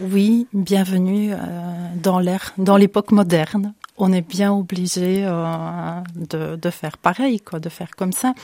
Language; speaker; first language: French; non-native, fluent; Ukrainian